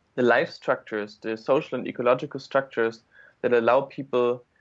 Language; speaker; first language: English; non-native, fluent; German